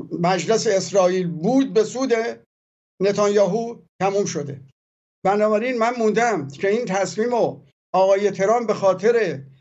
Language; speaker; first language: Persian; native; Persian